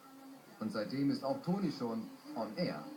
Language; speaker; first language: German; native; German